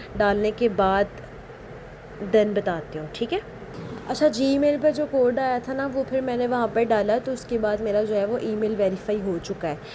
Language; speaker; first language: Urdu; native; Urdu